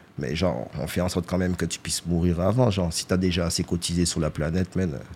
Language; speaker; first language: French; native; French